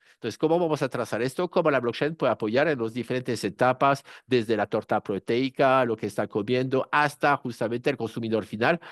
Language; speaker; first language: Spanish; non-native, fluent; French